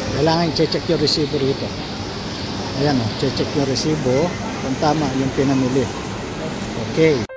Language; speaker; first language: Filipino; native; Filipino